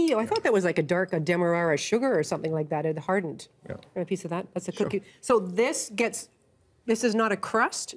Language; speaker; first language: English; native; English